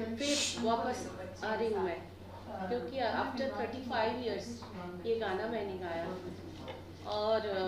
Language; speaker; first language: Hindi; non-native, local second language; Bangla